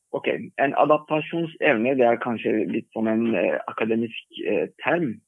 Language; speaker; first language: Norwegian; non-native, fluent; Turkish